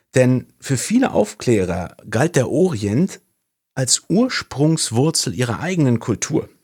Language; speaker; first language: German; native; German